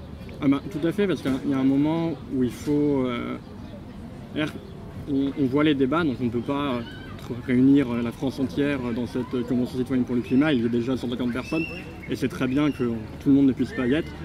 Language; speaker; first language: French; native; French